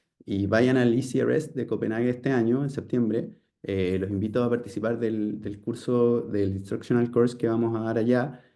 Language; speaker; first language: Spanish; native; Spanish